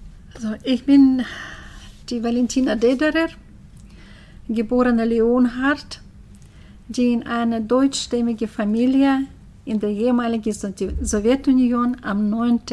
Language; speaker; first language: German; early bilingual, heritage; German